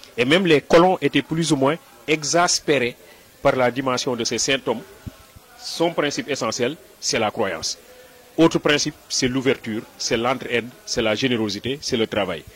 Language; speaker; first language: French; non-native, local second language; Wolof